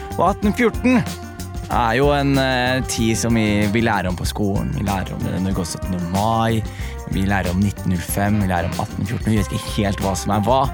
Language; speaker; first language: Norwegian; early bilingual, other home language; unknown